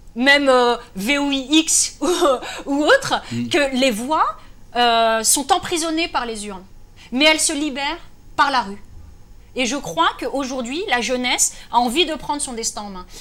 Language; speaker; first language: French; native; French